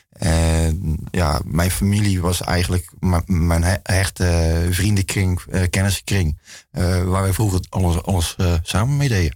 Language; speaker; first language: Dutch; native; Dutch